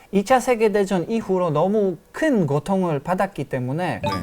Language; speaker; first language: Korean; non-native, fluent; Polish